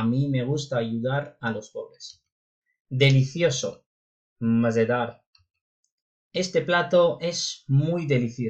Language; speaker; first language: Spanish; non-native, fluent; Urdu